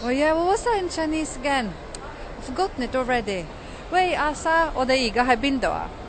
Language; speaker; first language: English; native; English